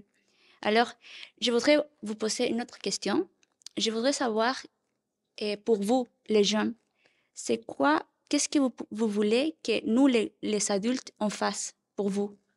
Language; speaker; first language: French; non-native, learner; Spanish